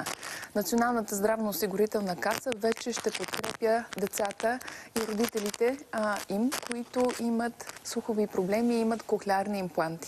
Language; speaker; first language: Bulgarian; native; Bulgarian